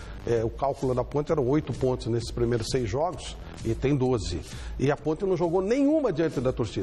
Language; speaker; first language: Portuguese; native; Portuguese